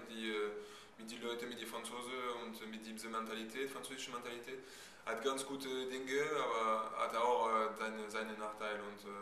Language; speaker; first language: German; non-native, fluent; French